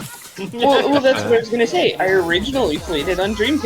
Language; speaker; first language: English; native; English